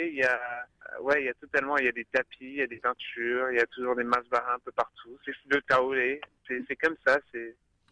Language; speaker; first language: French; early bilingual, other home language; English